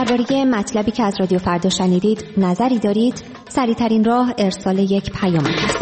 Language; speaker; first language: Persian; native; Persian